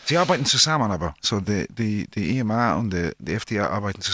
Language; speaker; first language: German; non-native, learner; English